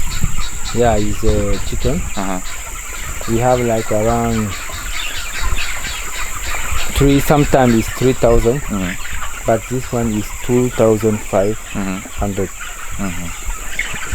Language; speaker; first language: English; non-native, learner; Sango